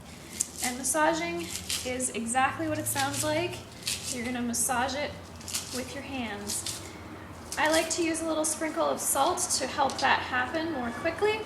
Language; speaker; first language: English; native; English